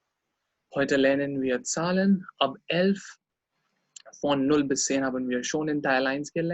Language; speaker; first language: German; non-native, fluent; Hindi